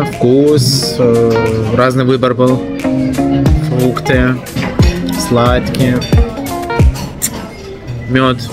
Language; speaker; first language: Russian; non-native, learner; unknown